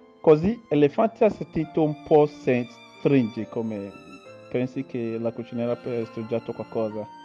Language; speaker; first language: Italian; non-native, learner; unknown